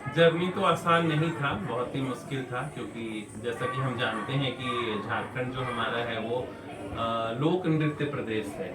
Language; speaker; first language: Hindi; non-native, local second language; Bangla